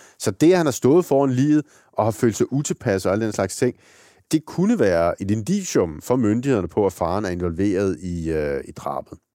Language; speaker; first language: Danish; native; Danish